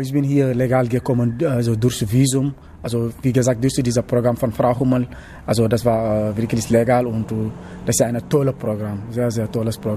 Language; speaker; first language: German; non-native, fluent; Wolof